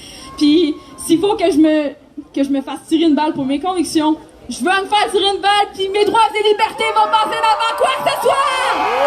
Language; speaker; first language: French; native; French